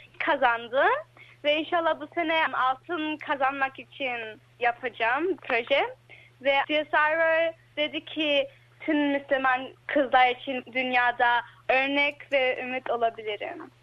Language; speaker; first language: Turkish; early bilingual, heritage; Turkish